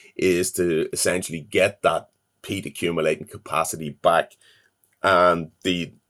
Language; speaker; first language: English; native; English